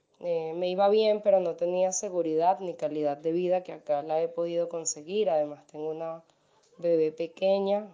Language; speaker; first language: Spanish; native; Spanish